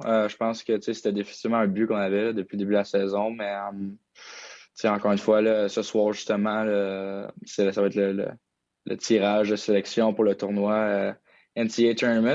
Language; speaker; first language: French; native; French